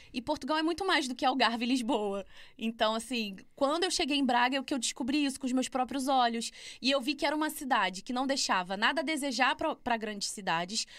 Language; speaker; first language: Portuguese; native; Portuguese